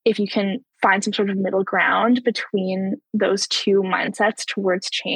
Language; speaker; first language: English; native; English